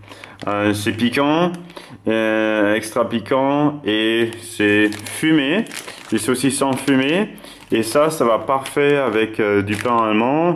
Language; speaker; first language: French; non-native, fluent; German